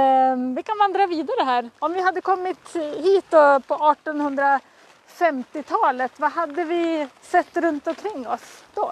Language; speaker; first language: Swedish; native; Swedish